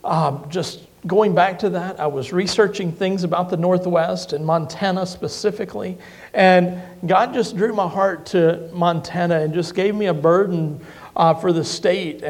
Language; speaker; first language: English; native; English